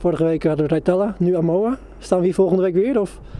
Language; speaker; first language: Dutch; native; Dutch